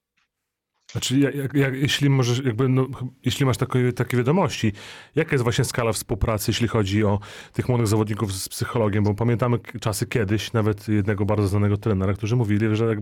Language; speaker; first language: Polish; native; Polish